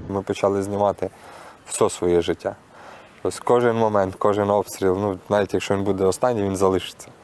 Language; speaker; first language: Ukrainian; native; Ukrainian